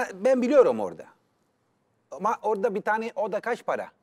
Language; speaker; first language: Turkish; non-native, fluent; Italian